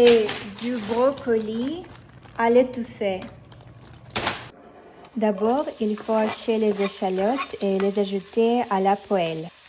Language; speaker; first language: French; non-native, fluent; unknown